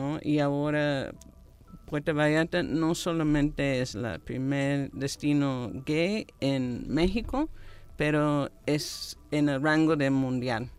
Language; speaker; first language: Spanish; non-native, fluent; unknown